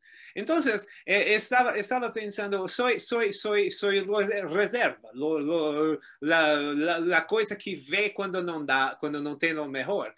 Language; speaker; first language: Spanish; non-native, learner; Portuguese